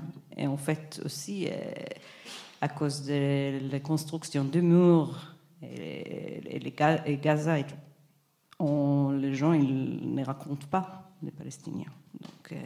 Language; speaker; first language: French; non-native, fluent; Hebrew